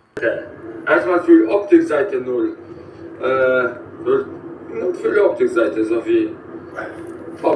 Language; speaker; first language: German; non-native, learner; Polish